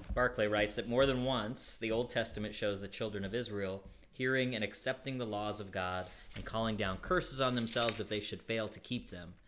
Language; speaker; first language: English; native; English